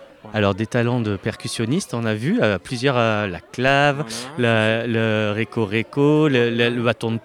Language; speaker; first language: French; native; French